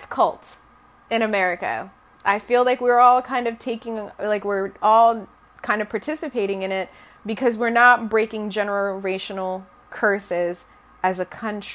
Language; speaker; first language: English; non-native, local second language; Bemba